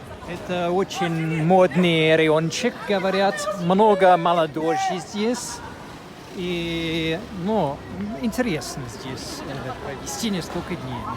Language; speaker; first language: Russian; non-native, fluent; English